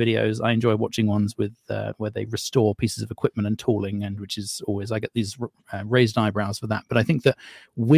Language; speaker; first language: English; native; English